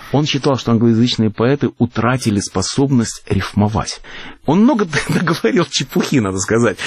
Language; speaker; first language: Russian; native; Russian